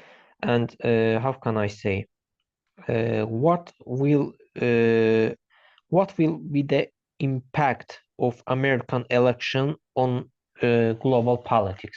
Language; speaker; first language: English; non-native, learner; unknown